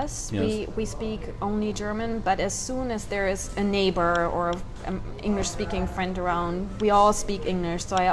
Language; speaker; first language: English; non-native, fluent; German